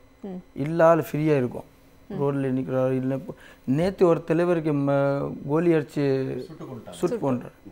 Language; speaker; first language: Tamil; non-native, local second language; Hindi